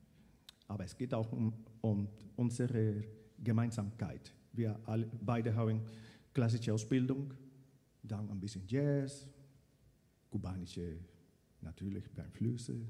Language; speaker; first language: German; non-native, fluent; Spanish